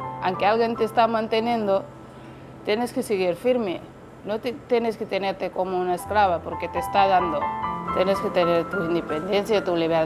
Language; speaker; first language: Spanish; non-native, learner; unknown